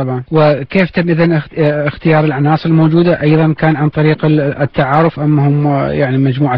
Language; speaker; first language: Arabic; native; Arabic